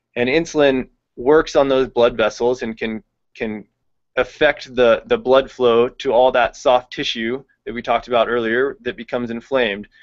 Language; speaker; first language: English; native; English